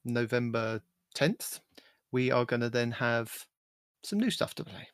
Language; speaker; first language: English; native; English